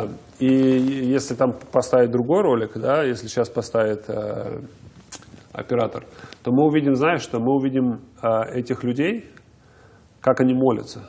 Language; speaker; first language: Russian; native; Russian